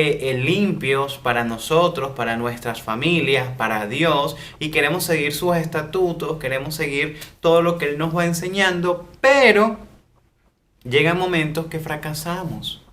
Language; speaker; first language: Spanish; native; Spanish